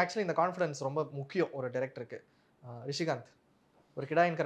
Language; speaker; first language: Tamil; native; Tamil